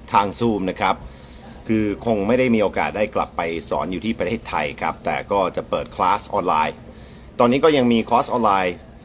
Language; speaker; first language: Thai; non-native, fluent; English